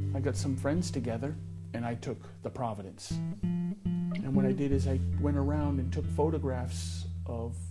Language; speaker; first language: English; native; English